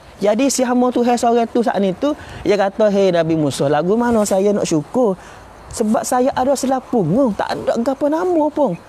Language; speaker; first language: Malay; native; Malay